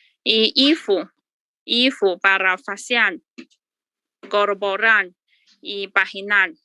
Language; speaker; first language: Spanish; non-native, learner; Chinese